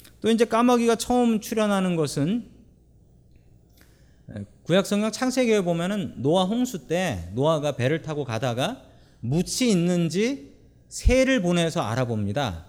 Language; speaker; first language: Korean; native; Korean